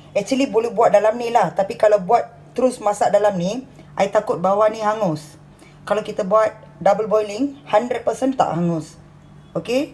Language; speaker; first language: Malay; non-native, local second language; Tamil